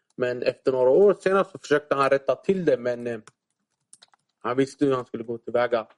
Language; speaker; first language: Swedish; early bilingual, other home language; Arabic